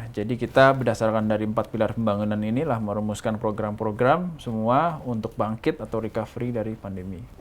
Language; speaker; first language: Indonesian; native; Indonesian